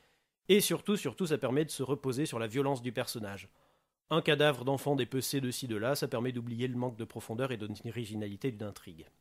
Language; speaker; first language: French; native; French